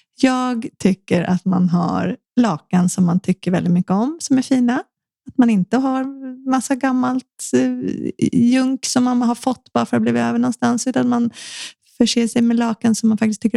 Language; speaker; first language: Swedish; native; Swedish